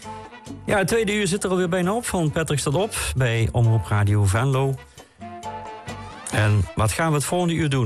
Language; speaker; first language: Dutch; native; Dutch